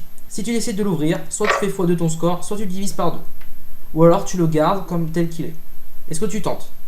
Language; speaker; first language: French; native; French